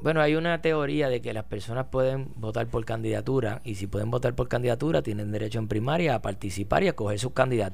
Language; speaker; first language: Spanish; native; Spanish